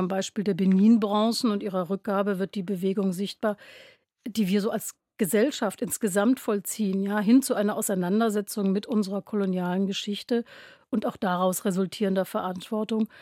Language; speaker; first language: German; native; German